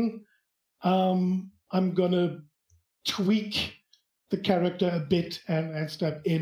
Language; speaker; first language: English; non-native, fluent; German